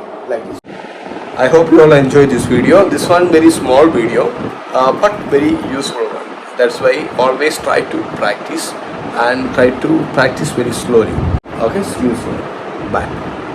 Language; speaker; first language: English; non-native, local second language; Malayalam